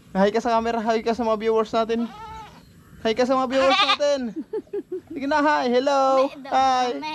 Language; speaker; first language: Filipino; non-native, local second language; Bikol